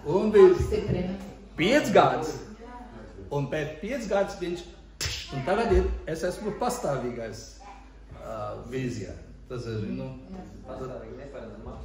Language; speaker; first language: Latvian; non-native, learner; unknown